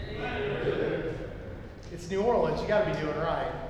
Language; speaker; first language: English; native; English